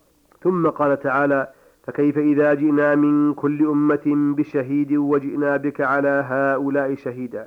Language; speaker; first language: Arabic; native; Arabic